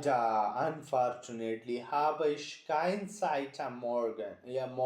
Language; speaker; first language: German; non-native, learner; Urdu